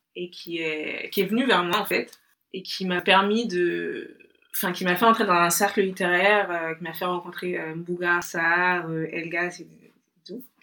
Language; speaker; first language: French; non-native, local second language; Bambara